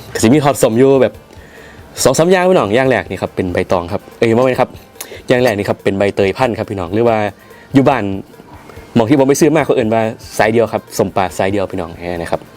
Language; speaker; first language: Thai; native; Thai